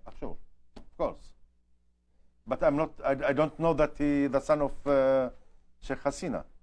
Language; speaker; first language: English; non-native, learner; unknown